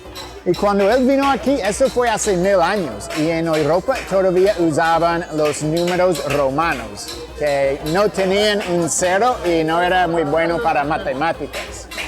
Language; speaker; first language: Spanish; non-native, fluent; English